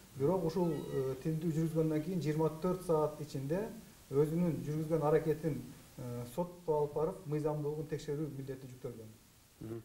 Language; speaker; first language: Kyrgyz; native; Kyrgyz